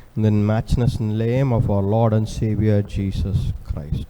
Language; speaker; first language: English; non-native, local second language; Tamil